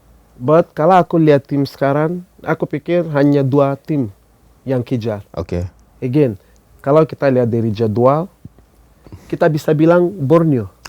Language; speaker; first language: Indonesian; non-native, fluent; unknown